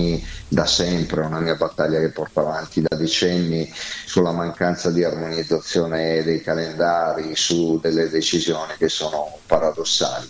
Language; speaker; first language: Italian; native; Italian